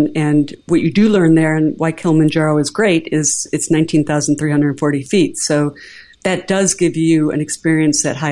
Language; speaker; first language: English; native; English